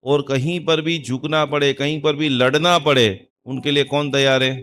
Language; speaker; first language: Hindi; non-native, local second language; Gujarati